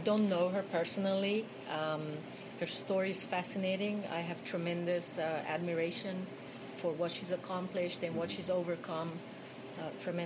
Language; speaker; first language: English; non-native, fluent; Hungarian